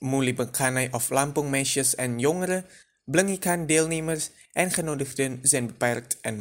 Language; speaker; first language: Dutch; non-native, fluent; Indonesian